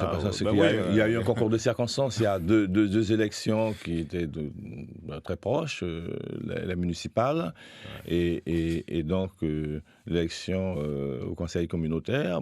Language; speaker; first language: French; native; French